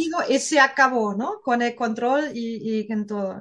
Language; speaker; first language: Spanish; non-native, fluent; German